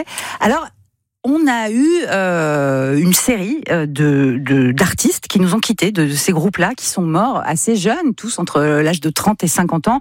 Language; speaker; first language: French; native; French